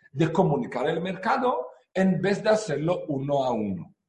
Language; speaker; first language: Spanish; non-native, fluent; Hebrew